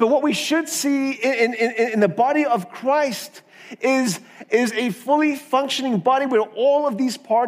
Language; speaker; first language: English; native; English